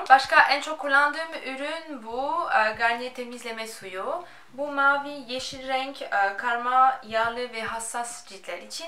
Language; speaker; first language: Turkish; non-native, fluent; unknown